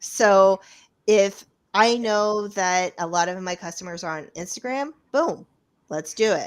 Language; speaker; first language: English; native; English